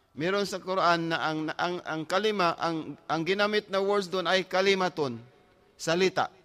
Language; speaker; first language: Filipino; non-native, local second language; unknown